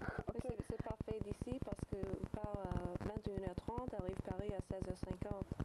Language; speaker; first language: French; non-native, learner; English